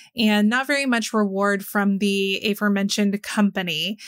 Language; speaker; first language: English; native; English